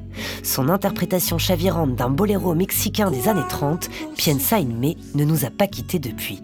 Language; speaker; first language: French; native; French